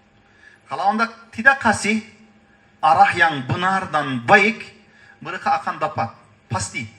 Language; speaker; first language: Indonesian; non-native, learner; Turkish